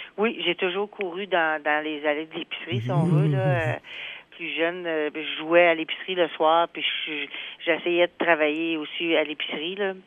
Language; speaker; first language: French; native; French